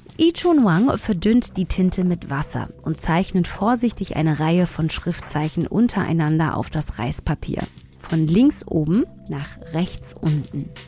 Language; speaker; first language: German; early bilingual, other home language; Tigrinya